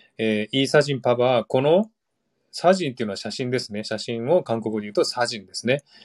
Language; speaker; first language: Japanese; native; Japanese